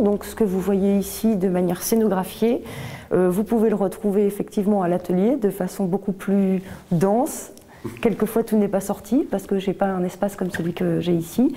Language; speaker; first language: French; native; French